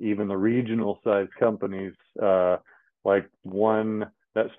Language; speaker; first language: English; native; English